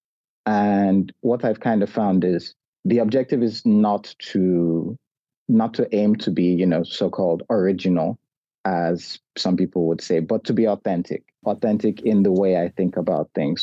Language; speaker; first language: English; non-native, local second language; Yoruba